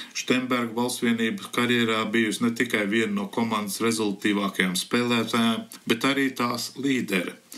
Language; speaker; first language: Latvian; early bilingual, heritage; Latvian